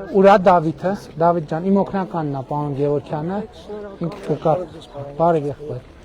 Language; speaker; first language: Armenian; native; Armenian